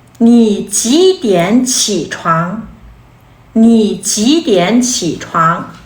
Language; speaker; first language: Chinese; non-native, fluent; Kazakh